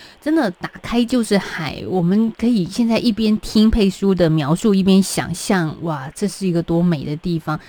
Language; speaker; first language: Chinese; native; Chinese